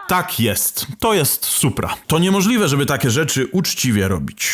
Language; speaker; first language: Polish; native; Polish